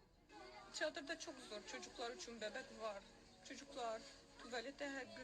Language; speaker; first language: Turkish; non-native, learner; Arabic